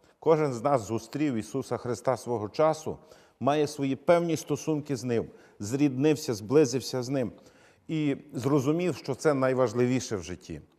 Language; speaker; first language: Ukrainian; native; Ukrainian